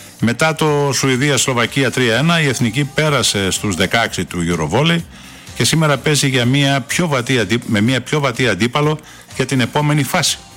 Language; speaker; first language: Greek; native; Greek